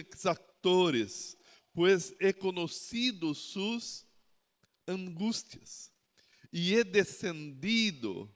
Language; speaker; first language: Spanish; non-native, learner; Portuguese